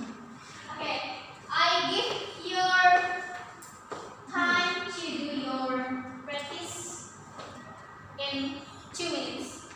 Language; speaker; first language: English; non-native, learner; Indonesian